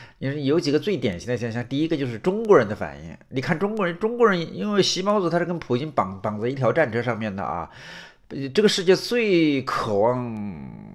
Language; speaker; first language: Chinese; native; Chinese